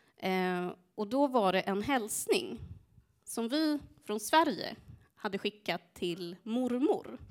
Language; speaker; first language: Swedish; early bilingual, other home language; Spanish